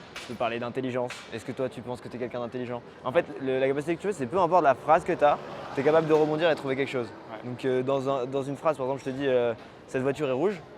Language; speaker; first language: French; native; French